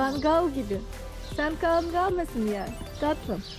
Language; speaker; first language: Turkish; non-native, learner; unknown